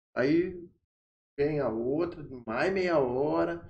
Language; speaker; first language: Portuguese; native; Portuguese